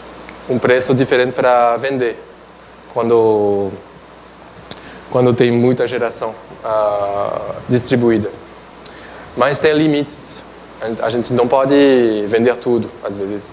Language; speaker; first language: Portuguese; non-native, fluent; French